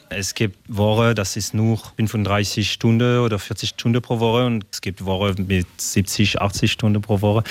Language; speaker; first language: German; non-native, learner; French